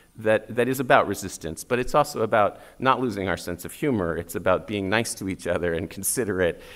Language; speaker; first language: English; native; English